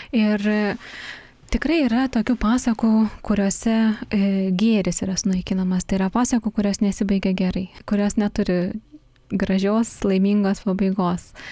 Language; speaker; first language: Lithuanian; native; Lithuanian